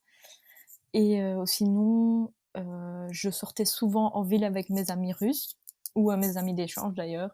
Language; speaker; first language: French; native; French